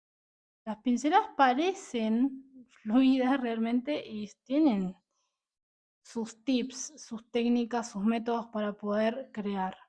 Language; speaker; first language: Spanish; native; Spanish